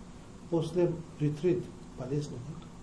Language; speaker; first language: Russian; non-native, learner; Tibetan